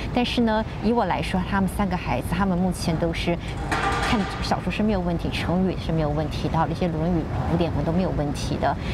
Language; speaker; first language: Chinese; native; Chinese